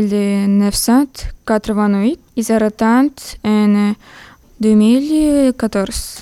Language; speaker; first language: French; non-native, learner; Russian